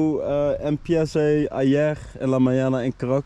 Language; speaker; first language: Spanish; non-native, learner; Dutch